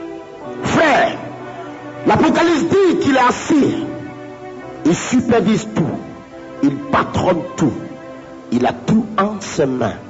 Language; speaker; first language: French; native; French